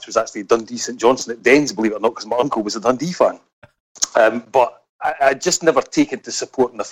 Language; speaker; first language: English; native; English